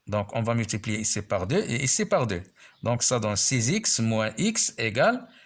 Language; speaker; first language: French; non-native, local second language; Arabic